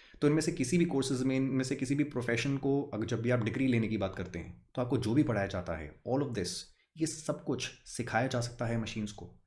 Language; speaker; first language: Hindi; native; Hindi